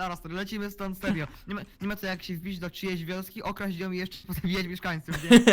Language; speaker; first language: Polish; native; Polish